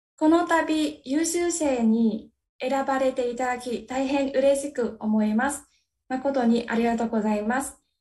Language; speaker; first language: Japanese; non-native, learner; Vietnamese